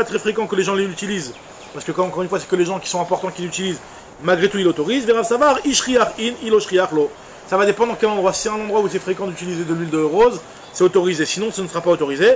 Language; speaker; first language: French; native; French